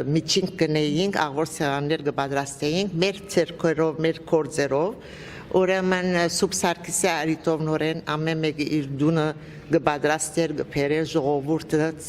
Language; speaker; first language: Armenian; native; Armenian